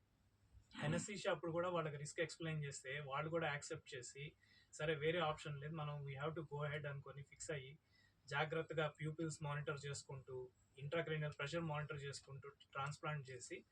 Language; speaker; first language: Telugu; native; Telugu